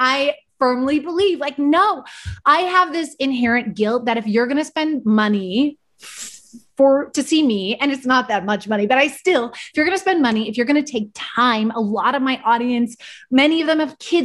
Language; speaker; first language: English; native; English